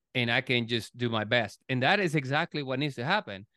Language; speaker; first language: English; non-native, fluent; Spanish